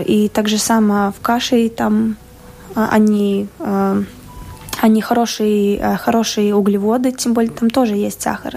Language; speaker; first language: Russian; non-native, local second language; Latvian